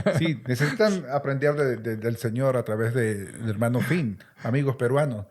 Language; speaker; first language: Spanish; native; Spanish